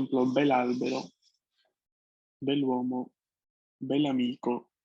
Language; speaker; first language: Italian; non-native, fluent; Spanish